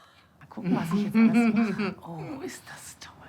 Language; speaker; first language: German; native; German